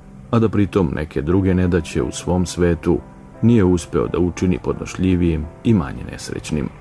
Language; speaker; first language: Bosnian; native; Bosnian